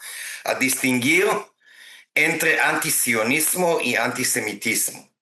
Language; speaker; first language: Spanish; non-native, fluent; Hebrew